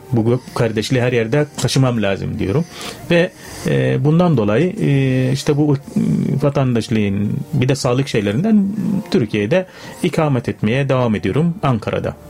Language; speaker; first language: Turkish; non-native, fluent; Arabic